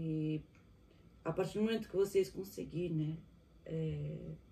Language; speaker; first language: Portuguese; native; Portuguese